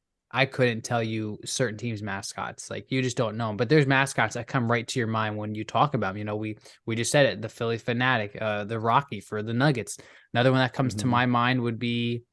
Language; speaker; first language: English; native; English